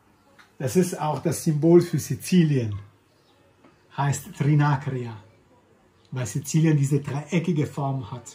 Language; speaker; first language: German; non-native, fluent; Italian